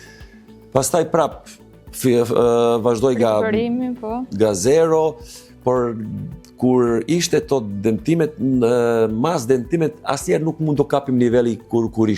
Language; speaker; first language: Albanian; non-native, learner; Serbian